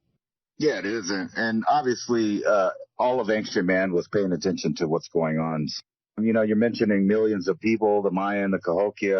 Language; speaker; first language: English; native; English